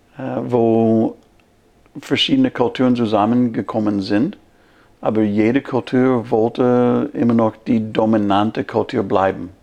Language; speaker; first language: German; non-native, fluent; English